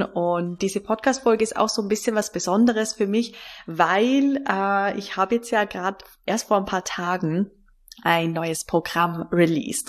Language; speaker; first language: German; native; German